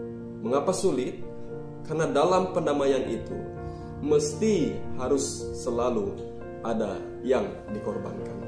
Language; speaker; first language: Indonesian; native; Indonesian